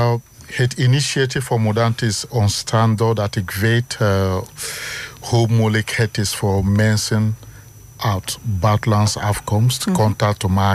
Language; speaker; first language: Dutch; non-native, learner; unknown